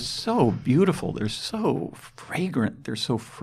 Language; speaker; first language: English; native; English